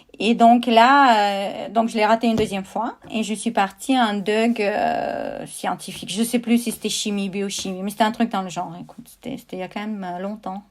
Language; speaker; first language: French; non-native, fluent; Russian